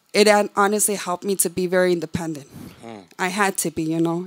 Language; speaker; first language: English; early bilingual, other home language; Spanish